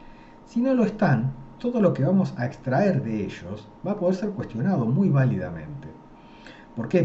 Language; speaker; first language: Spanish; native; Spanish